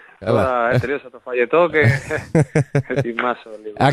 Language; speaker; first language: Greek; non-native, fluent; Spanish